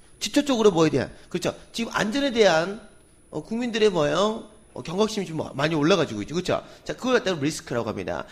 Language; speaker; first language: Korean; native; Korean